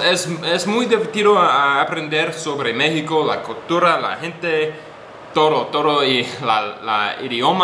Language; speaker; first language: Spanish; non-native, learner; English